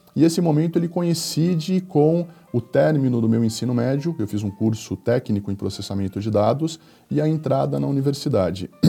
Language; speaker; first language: Portuguese; native; Portuguese